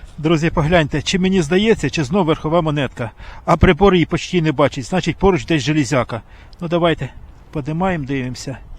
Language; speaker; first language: Ukrainian; native; Ukrainian